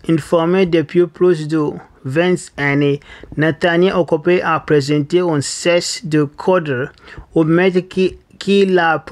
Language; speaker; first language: French; non-native, learner; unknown